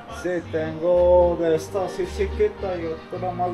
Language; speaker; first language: Spanish; native; Spanish